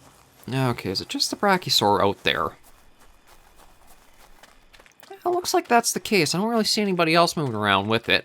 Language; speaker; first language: English; native; English